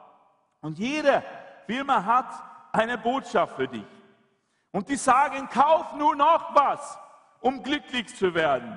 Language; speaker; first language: German; non-native, fluent; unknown